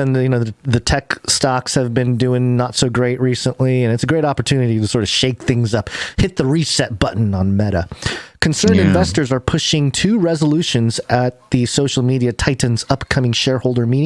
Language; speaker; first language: English; native; English